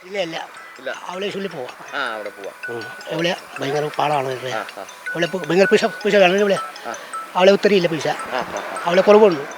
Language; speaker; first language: Malayalam; non-native, learner; Nepali